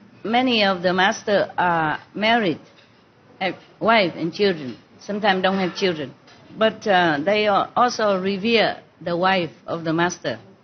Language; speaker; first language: English; non-native, fluent; Vietnamese